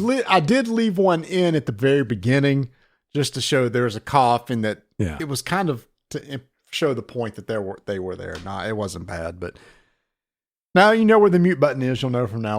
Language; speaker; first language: English; native; English